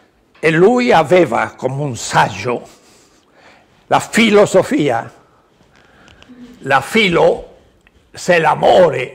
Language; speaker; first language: Italian; non-native, learner; Spanish